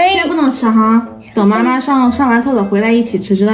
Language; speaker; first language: Chinese; native; Chinese